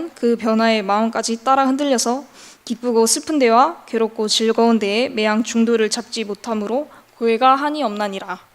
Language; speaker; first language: Korean; native; Korean